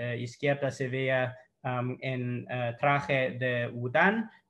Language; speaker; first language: Spanish; non-native, fluent; English